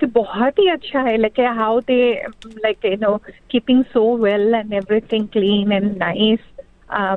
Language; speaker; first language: English; non-native, local second language; Bangla